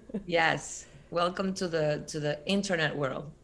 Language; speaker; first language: English; non-native, fluent; Spanish